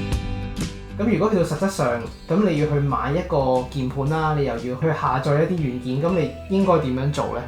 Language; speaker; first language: Cantonese; native; Cantonese